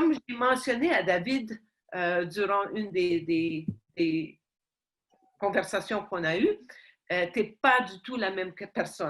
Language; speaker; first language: French; non-native, fluent; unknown